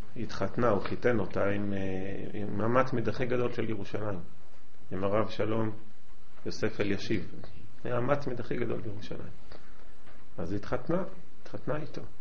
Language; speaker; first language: Hebrew; native; Hebrew